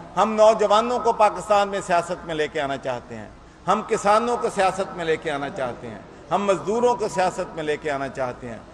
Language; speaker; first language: Urdu; non-native, local second language; Punjabi